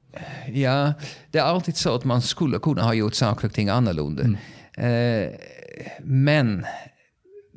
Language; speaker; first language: Swedish; non-native, fluent; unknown